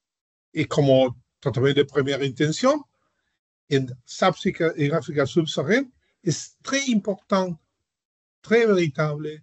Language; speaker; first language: French; non-native, learner; Spanish